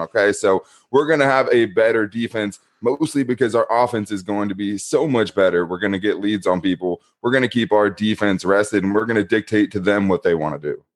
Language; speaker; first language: English; native; English